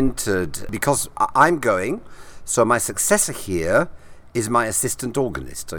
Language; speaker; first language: English; native; English